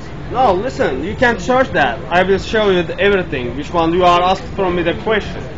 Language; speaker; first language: English; non-native, learner; Turkish